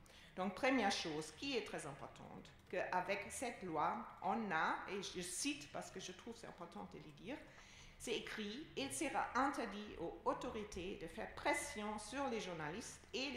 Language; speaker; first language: French; non-native, fluent; German